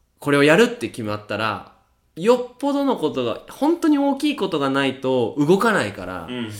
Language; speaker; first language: Japanese; native; Japanese